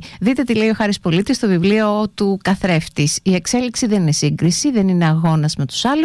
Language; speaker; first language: Greek; native; Greek